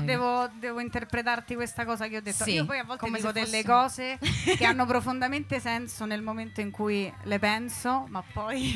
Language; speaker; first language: Italian; native; Italian